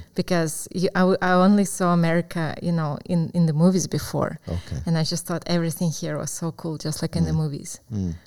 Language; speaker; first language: English; non-native, fluent; Ukrainian